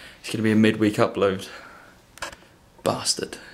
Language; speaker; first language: English; native; English